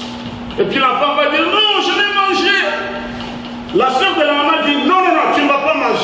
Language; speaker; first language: French; non-native, local second language; Lingala